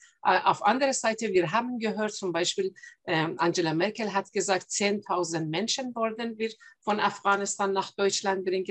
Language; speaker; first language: German; non-native, fluent; Persian